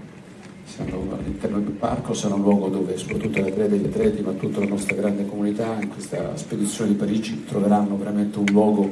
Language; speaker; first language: Italian; native; Italian